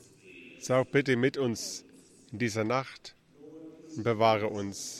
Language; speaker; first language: German; early bilingual, heritage; German